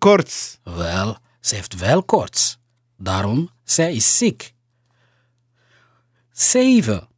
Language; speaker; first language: Dutch; non-native, learner; Somali